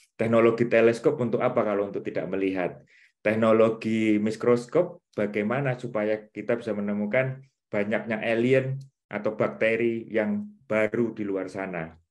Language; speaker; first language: Indonesian; native; Indonesian